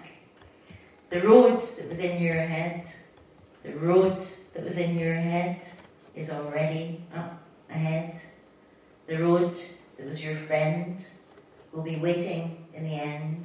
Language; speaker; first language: English; native; English